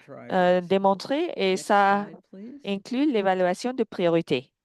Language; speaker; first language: French; non-native, fluent; English